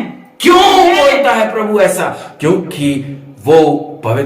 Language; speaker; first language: Hindi; native; Hindi